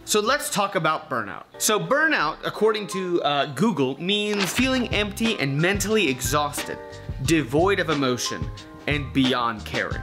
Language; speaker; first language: English; native; English